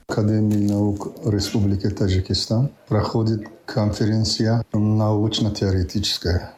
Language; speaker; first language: Russian; non-native, local second language; Tajik